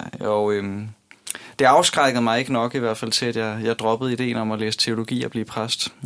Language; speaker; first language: Danish; native; Danish